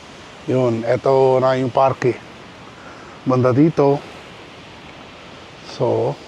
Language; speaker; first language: Filipino; non-native, learner; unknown